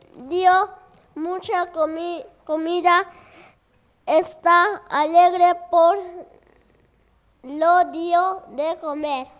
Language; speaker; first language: Spanish; non-native, local second language; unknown